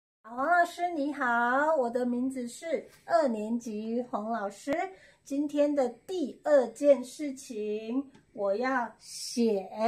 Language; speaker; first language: Chinese; non-native, learner; English